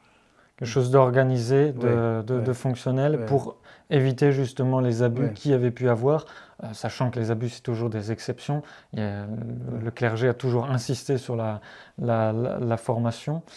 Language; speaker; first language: French; native; French